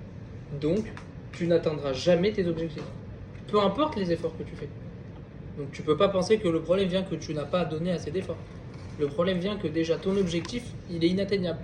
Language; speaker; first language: French; native; French